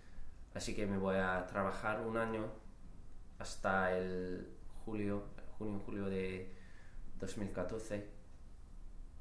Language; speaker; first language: Spanish; non-native, fluent; English